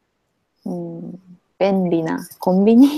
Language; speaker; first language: Japanese; non-native, fluent; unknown